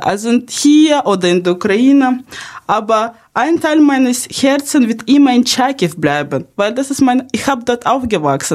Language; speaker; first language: German; non-native, fluent; Ukrainian